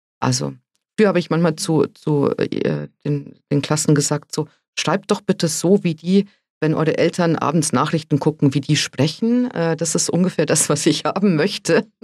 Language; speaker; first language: German; native; German